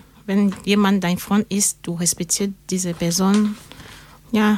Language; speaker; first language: German; non-native, learner; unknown